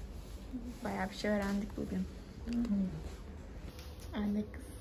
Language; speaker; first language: Turkish; native; Turkish